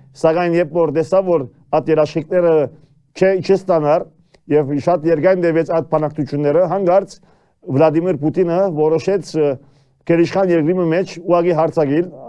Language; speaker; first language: Armenian; early bilingual, heritage; Armenian